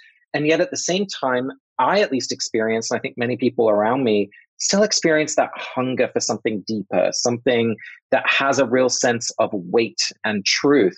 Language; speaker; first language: English; native; English